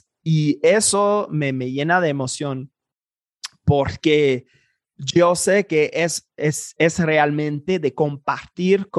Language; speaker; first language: Spanish; non-native, fluent; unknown